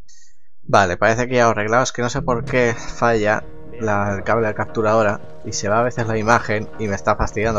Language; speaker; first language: Spanish; native; Spanish